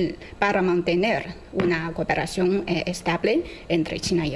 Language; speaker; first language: Spanish; non-native, fluent; Chinese